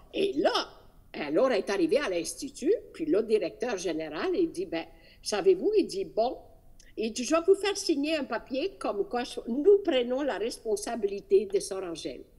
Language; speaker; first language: French; non-native, fluent; Italian